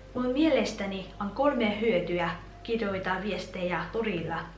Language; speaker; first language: Finnish; non-native, fluent; Vietnamese